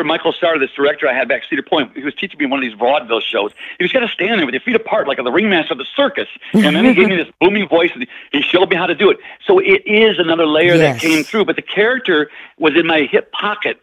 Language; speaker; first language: English; native; English